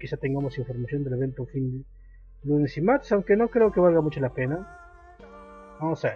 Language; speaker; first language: Spanish; native; Spanish